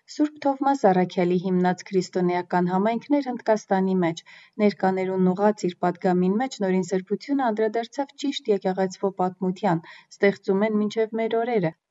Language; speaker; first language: Armenian; early bilingual, heritage; Armenian